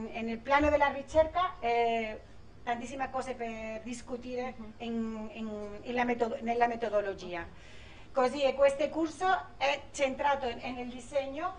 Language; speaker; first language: Italian; non-native, learner; Spanish